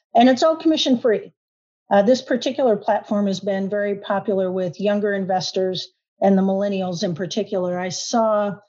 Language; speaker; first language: English; native; English